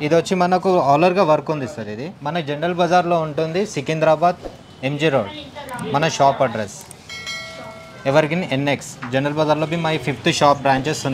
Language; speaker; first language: Telugu; native; Telugu